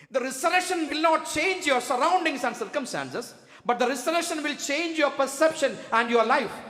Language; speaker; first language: English; non-native, local second language; Malayalam